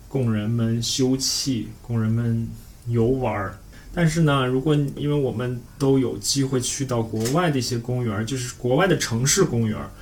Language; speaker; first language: Chinese; native; Chinese